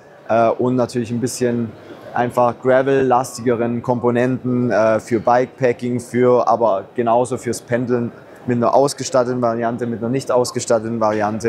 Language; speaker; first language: German; native; German